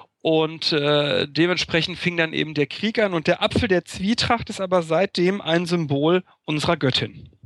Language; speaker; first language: German; native; German